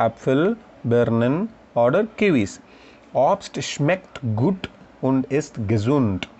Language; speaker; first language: German; non-native, learner; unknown